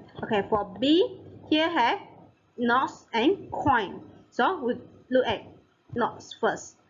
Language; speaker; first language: English; non-native, local second language; Malay